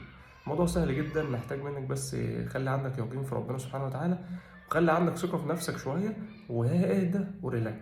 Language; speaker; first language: Arabic; native; Arabic